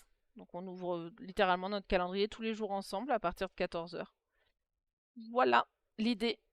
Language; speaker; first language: French; native; French